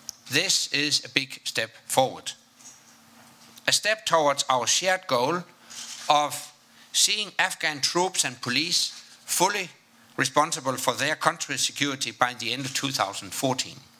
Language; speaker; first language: English; non-native, fluent; Danish